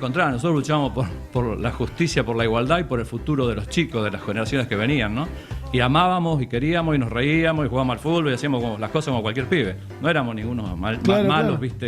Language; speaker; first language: Spanish; native; Spanish